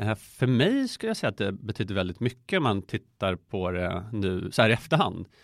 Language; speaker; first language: Swedish; early bilingual, other home language; Persian